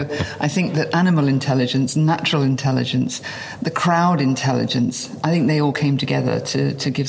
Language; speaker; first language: English; native; English